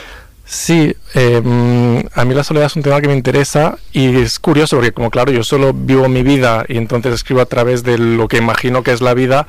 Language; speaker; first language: Spanish; native; Spanish